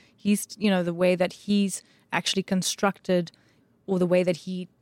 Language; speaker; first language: English; native; English